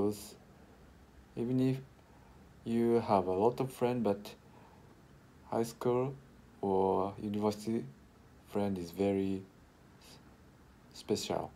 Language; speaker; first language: English; non-native, learner; Japanese